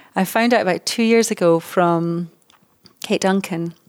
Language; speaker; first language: English; native; English